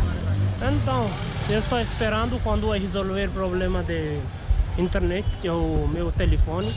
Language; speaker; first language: Portuguese; non-native, learner; Hindi